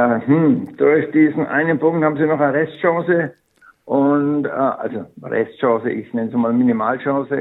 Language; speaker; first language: German; native; German